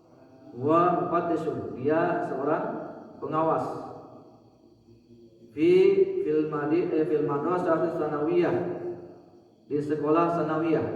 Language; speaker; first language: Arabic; non-native, fluent; Indonesian